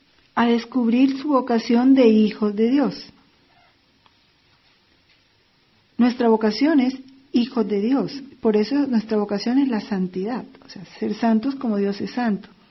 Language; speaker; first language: Spanish; native; Spanish